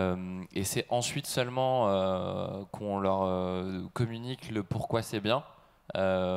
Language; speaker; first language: French; native; French